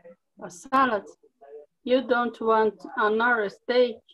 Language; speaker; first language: English; non-native, learner; Portuguese